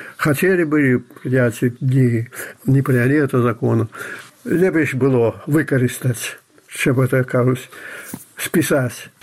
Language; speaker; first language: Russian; non-native, local second language; Belarusian